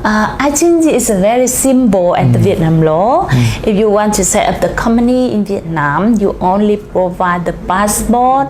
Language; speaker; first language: English; non-native, learner; Vietnamese